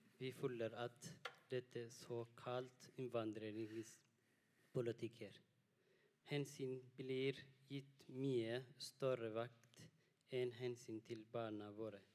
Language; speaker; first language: Norwegian; non-native, learner; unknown